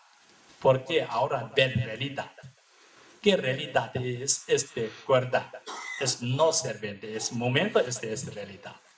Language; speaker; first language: Spanish; non-native, learner; Tibetan